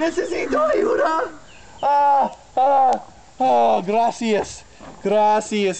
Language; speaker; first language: Spanish; non-native, learner; English